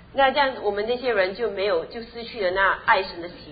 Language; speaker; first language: Chinese; native; Chinese